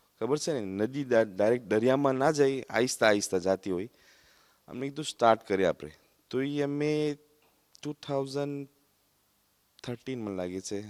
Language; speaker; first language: Gujarati; early bilingual, heritage; Gujarati